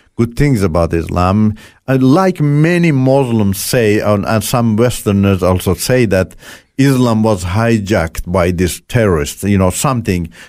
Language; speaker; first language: English; non-native, fluent; Turkish